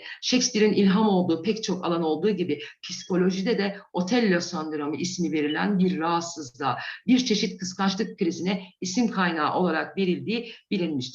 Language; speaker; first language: Turkish; native; Turkish